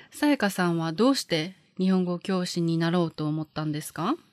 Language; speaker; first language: Japanese; native; Japanese